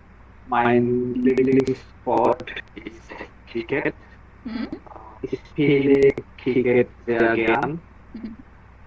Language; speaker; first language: German; non-native, learner; Bangla